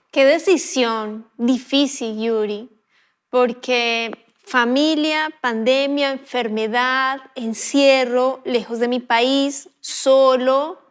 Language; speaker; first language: Spanish; native; Spanish